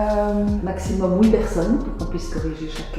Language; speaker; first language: French; native; French